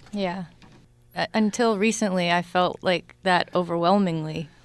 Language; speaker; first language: English; native; English